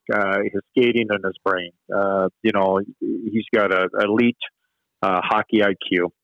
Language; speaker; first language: English; native; English